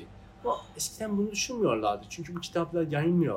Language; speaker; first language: Turkish; non-native, fluent; Persian